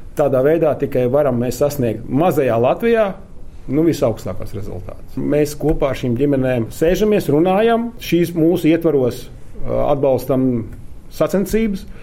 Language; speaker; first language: Latvian; native; Latvian